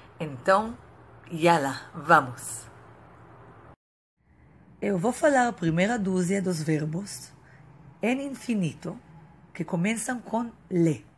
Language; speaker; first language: Portuguese; non-native, fluent; Hebrew